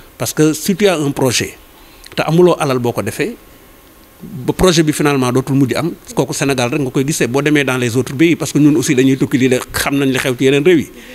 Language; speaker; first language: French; non-native, local second language; Wolof